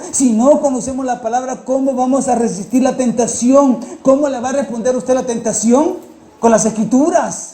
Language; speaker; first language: Spanish; native; Spanish